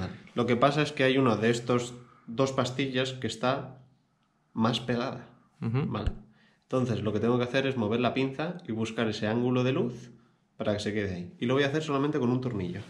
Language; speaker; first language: Spanish; native; Spanish